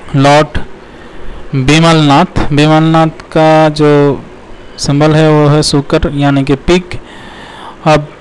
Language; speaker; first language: Hindi; non-native, local second language; Bangla